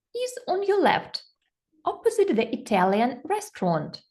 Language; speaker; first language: English; non-native, fluent; Ukrainian